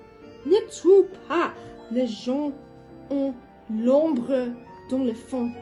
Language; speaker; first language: French; non-native, learner; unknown